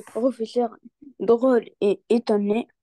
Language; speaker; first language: French; non-native, learner; Arabic